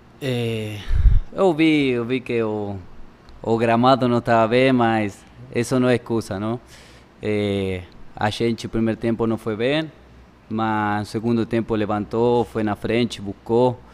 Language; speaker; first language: Portuguese; non-native, learner; Spanish